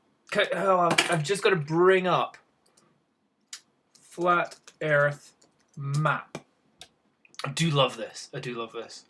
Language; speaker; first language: English; native; English